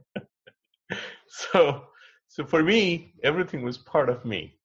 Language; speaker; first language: English; non-native, local second language; Hindi